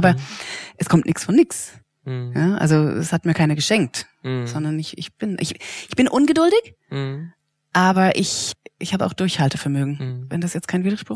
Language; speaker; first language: German; non-native, fluent; English